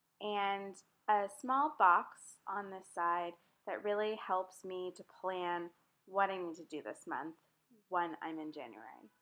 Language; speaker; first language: English; native; English